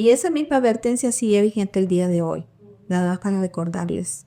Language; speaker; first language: Spanish; early bilingual, heritage; Spanish